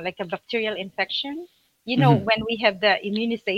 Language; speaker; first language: English; non-native, local second language; Filipino